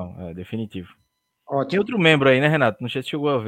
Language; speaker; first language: Portuguese; native; Portuguese